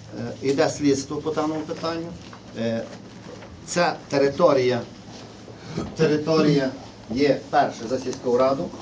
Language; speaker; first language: Ukrainian; native; Ukrainian